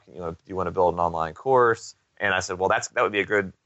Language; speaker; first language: English; native; English